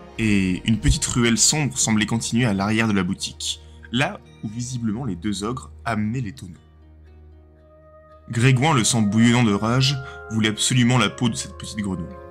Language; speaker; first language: French; native; French